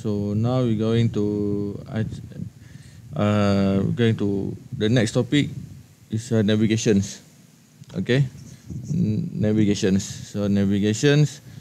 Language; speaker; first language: English; non-native, local second language; Malay